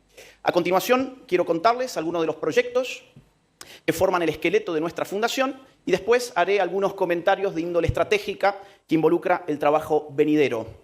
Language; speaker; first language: Spanish; native; Spanish